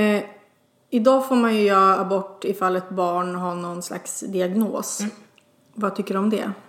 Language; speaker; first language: Swedish; native; Swedish